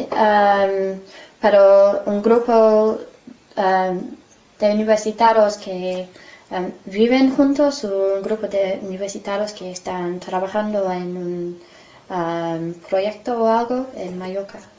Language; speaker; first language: Spanish; non-native, learner; English